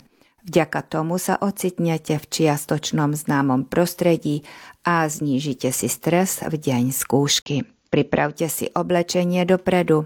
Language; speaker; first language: Slovak; early bilingual, heritage; Slovak